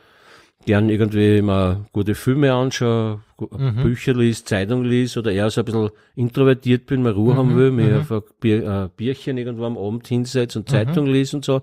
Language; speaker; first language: German; native; German